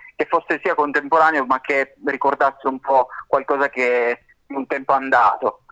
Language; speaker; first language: Italian; native; Italian